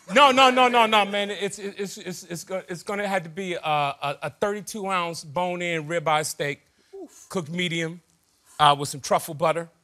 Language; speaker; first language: English; native; English